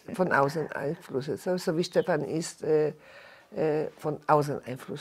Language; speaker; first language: German; non-native, learner; Polish